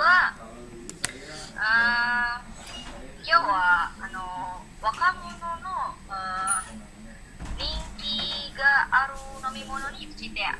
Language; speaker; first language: Japanese; non-native, learner; Indonesian